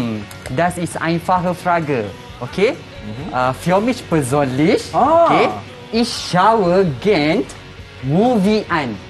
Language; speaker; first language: German; non-native, learner; Malay